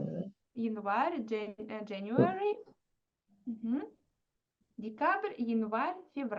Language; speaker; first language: Russian; non-native, fluent; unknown